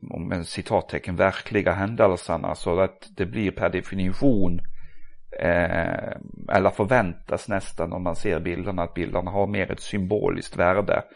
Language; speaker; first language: Swedish; non-native, fluent; Norwegian